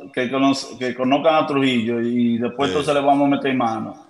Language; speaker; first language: Spanish; early bilingual, heritage; Spanish